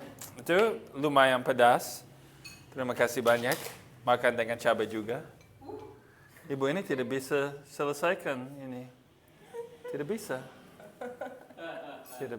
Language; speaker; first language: Indonesian; non-native, fluent; English